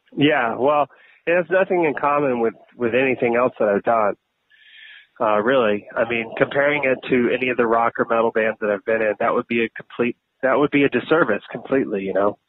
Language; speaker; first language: English; native; English